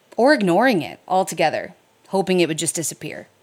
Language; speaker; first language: English; native; English